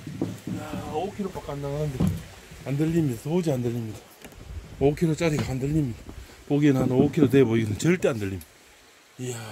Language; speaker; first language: Korean; native; Korean